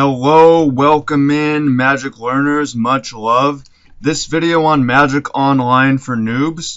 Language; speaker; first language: English; native; English